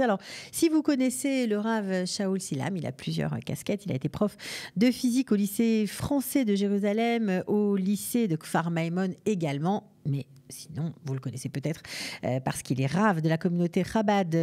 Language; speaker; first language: French; native; French